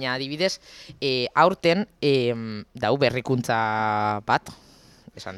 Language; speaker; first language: Basque; native; Basque